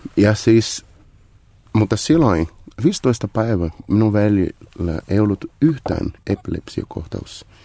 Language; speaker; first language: Finnish; non-native, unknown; Portuguese